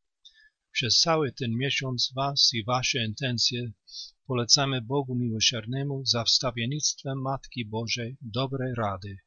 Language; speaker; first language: Polish; native; Polish